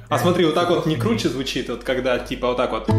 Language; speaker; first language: Russian; native; Russian